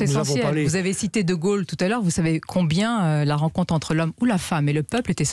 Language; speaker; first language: French; native; French